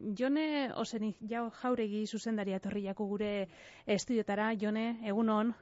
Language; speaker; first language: Basque; native; Basque